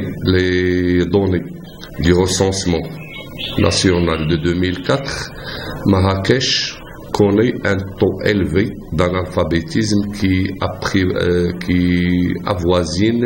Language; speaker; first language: French; non-native, local second language; Arabic